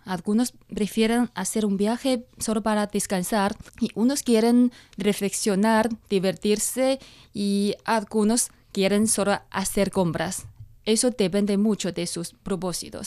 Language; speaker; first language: Spanish; non-native, fluent; Chinese